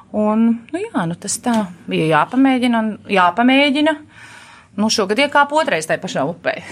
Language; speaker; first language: Latvian; early bilingual, heritage; Latvian